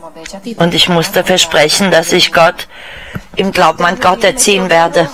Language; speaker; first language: German; non-native, fluent; Czech